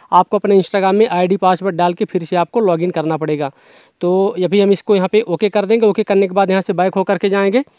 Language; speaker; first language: Hindi; native; Hindi